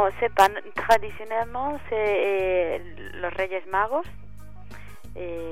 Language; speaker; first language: French; non-native, fluent; Spanish